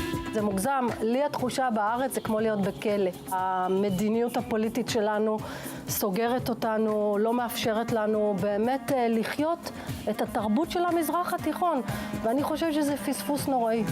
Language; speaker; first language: Hebrew; early bilingual, other home language; English